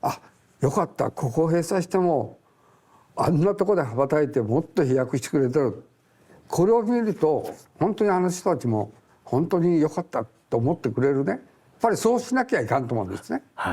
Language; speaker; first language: Japanese; native; Japanese